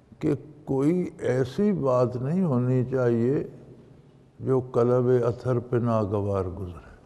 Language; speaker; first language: Urdu; non-native, local second language; Punjabi